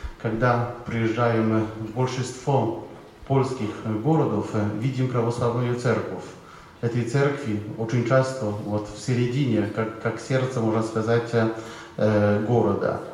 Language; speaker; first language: Russian; non-native, fluent; Polish